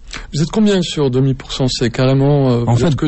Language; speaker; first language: French; native; French